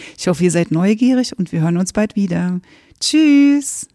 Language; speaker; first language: German; native; German